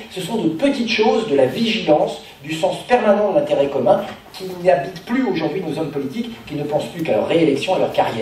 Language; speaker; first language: French; native; French